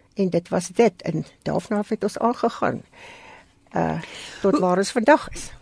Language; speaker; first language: Afrikaans; native; Afrikaans